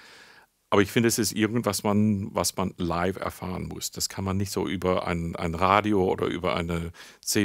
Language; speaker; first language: German; non-native, fluent; English